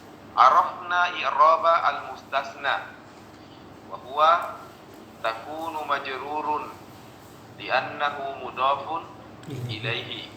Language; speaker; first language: Arabic; non-native, fluent; Indonesian